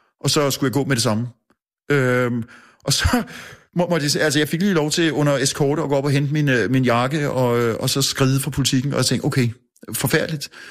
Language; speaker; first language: Danish; native; Danish